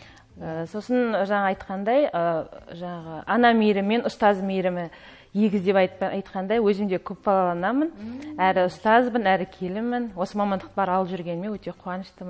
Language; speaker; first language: Kazakh; native; Kazakh